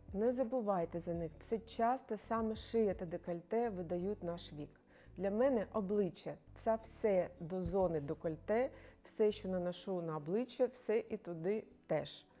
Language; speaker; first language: Ukrainian; non-native, local second language; Russian